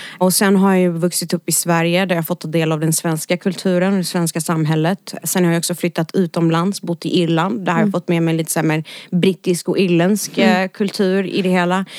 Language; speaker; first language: Swedish; early bilingual, other home language; Arabic